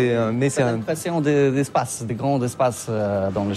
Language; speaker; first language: French; non-native, learner; Polish